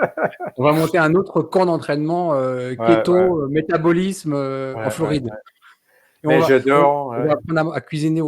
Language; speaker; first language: French; native; French